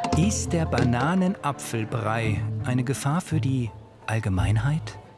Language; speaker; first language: German; native; German